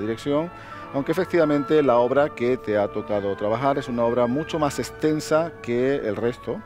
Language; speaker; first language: Spanish; native; Spanish